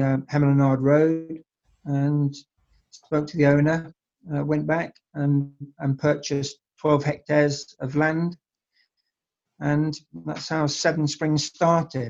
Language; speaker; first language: English; native; English